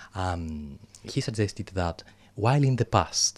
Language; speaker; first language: English; non-native, fluent; Greek